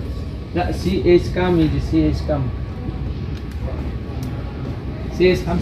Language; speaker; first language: Arabic; non-native, learner; Bangla